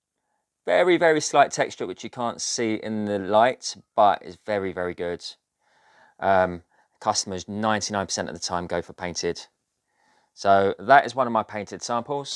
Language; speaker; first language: English; native; English